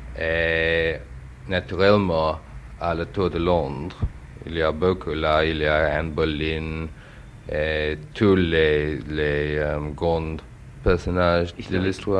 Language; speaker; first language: French; non-native, learner; English